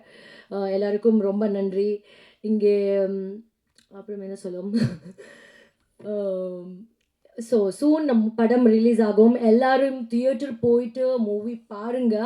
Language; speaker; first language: Tamil; non-native, learner; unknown